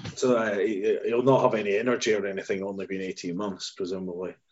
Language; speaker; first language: English; native; English